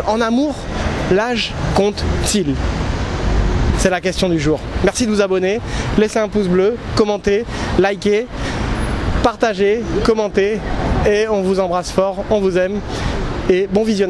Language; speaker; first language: French; native; French